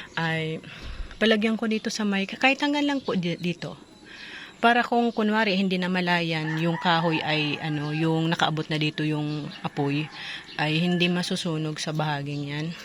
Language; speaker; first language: Filipino; non-native, local second language; Bikol